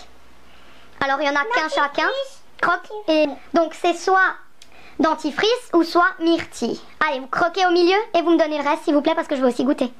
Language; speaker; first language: French; native; French